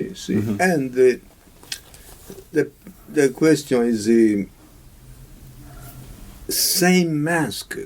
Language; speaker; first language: English; non-native, learner; Italian